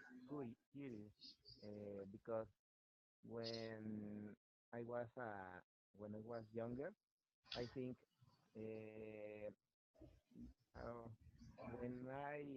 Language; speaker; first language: English; non-native, learner; Spanish